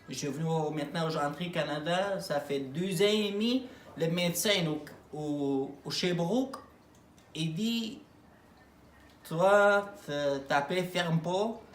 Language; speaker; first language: French; non-native, learner; Arabic